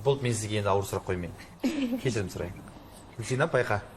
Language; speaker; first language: Kazakh; native; Kazakh